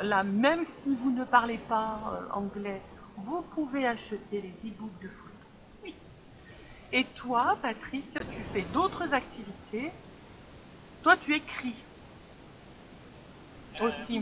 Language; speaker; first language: French; native; French